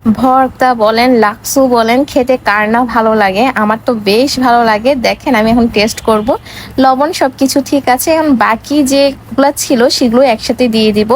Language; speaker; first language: Bangla; non-native, local second language; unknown